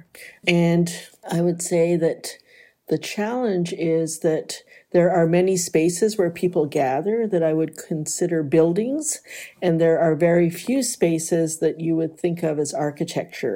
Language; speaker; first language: English; native; English